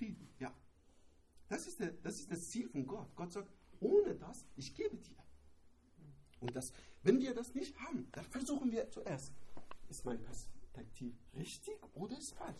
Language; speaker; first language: German; non-native, learner; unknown